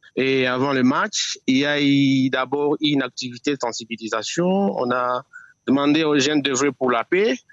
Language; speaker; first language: French; non-native, local second language; Nande